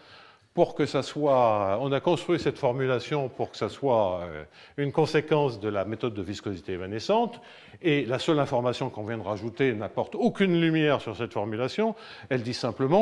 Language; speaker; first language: French; native; French